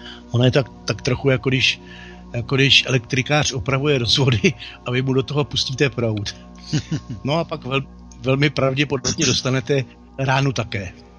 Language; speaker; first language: Czech; native; Czech